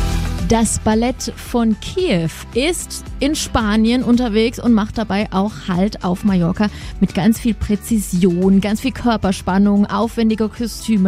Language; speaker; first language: German; native; German